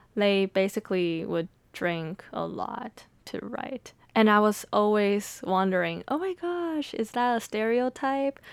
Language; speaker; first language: English; early bilingual, other home language; Chinese